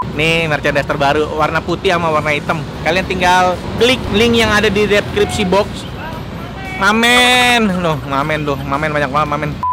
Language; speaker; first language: Indonesian; native; Indonesian